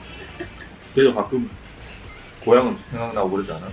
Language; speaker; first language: Korean; native; Korean